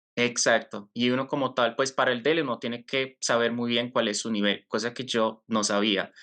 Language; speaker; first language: Spanish; non-native, fluent; Portuguese